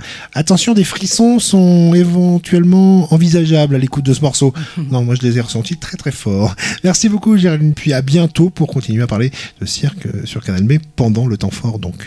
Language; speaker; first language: French; native; French